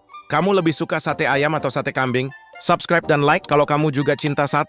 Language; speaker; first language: Indonesian; native; Indonesian